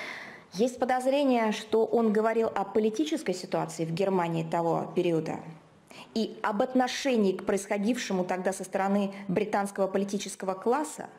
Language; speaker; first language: Russian; native; Russian